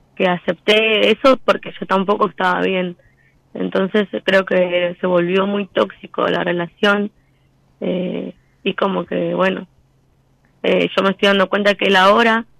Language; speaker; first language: Spanish; native; Spanish